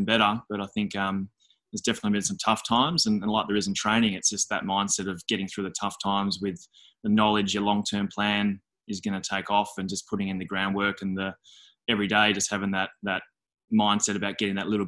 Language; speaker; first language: English; native; English